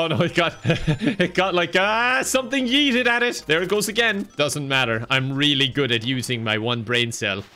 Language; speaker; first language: English; native; English